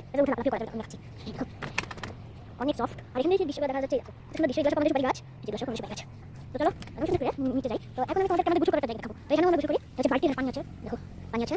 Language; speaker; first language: Bangla; native; Bangla